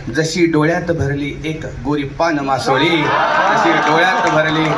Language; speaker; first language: Marathi; non-native, local second language; Konkani